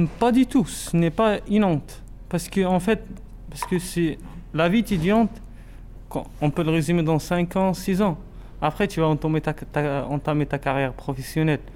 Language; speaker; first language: French; non-native, local second language; Arabic